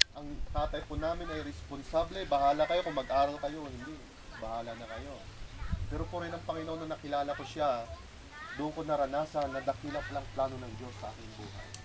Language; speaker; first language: Filipino; non-native, local second language; Cebuano